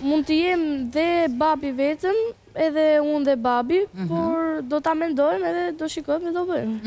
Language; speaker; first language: Albanian; native; Albanian